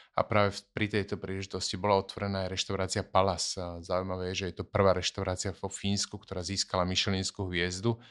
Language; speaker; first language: Slovak; native; Slovak